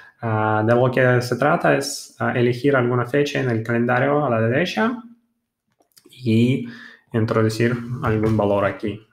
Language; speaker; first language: Spanish; non-native, fluent; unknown